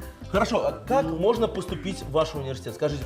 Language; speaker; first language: Russian; native; Russian